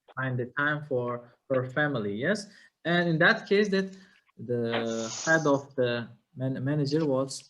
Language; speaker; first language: English; non-native, fluent; Uzbek